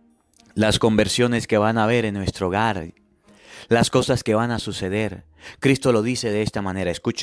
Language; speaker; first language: Spanish; native; Spanish